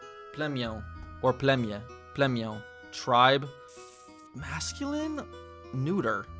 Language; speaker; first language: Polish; non-native, learner; English